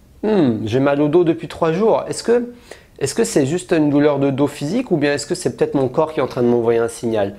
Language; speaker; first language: French; native; French